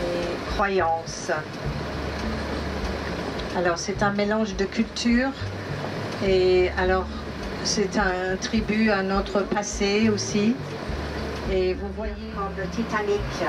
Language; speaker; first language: French; non-native, fluent; English